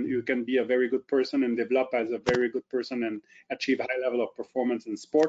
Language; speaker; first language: English; non-native, fluent; French